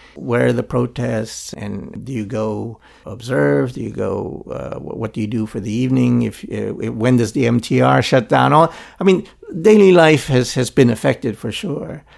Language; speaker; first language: English; non-native, local second language; Filipino